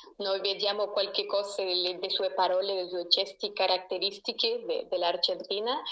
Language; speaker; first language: Italian; non-native, learner; Spanish